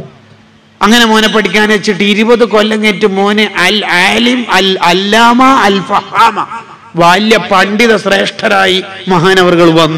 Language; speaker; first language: Malayalam; native; Malayalam